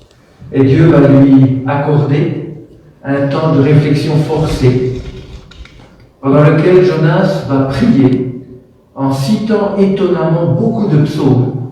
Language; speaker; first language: French; native; French